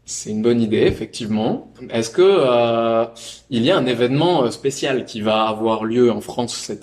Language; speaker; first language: French; native; French